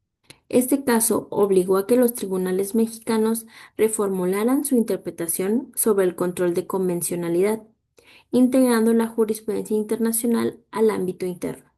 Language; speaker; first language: Spanish; native; Spanish